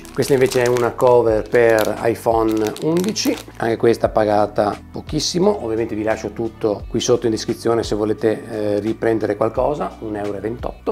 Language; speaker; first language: Italian; native; Italian